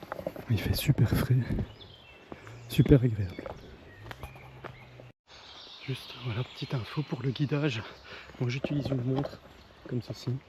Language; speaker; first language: French; native; French